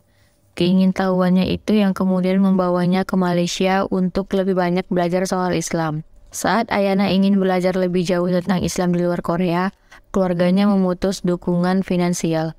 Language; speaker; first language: Indonesian; native; Indonesian